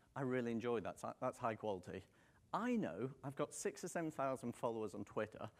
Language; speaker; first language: English; native; English